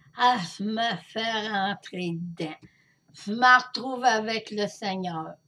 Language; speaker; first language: French; native; French